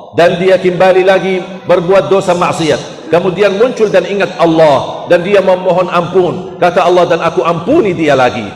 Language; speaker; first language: Malay; non-native, fluent; Arabic